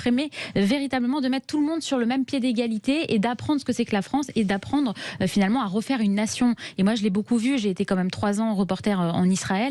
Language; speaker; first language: French; native; French